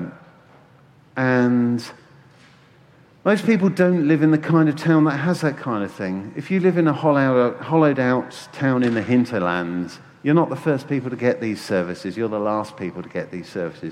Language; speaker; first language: English; native; English